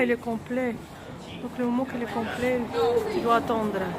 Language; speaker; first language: French; non-native, local second language; Arabic